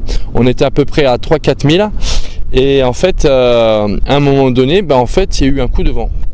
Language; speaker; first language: French; native; French